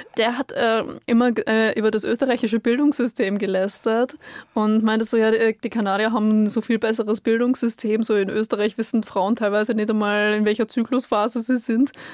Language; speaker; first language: German; native; German